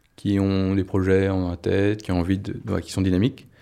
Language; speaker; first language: French; native; French